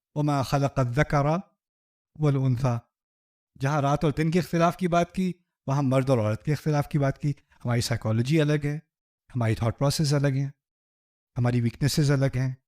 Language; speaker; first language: Urdu; native; Urdu